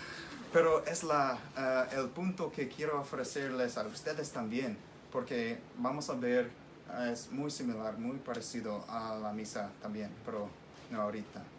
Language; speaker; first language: Spanish; non-native, fluent; English